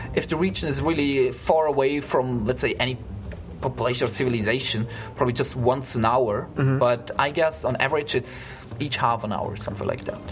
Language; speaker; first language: English; non-native, fluent; German